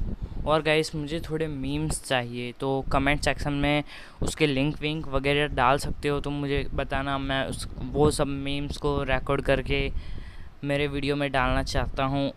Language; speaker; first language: Hindi; native; Hindi